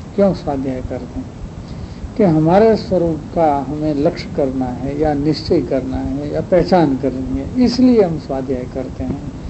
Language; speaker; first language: Hindi; non-native, local second language; Gujarati